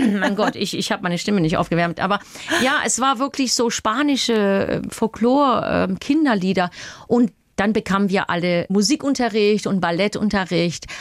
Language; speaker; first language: German; non-native, fluent; English